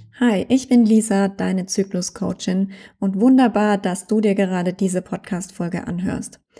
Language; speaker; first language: German; native; German